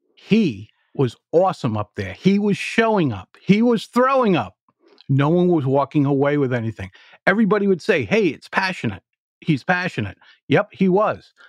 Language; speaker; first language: English; native; English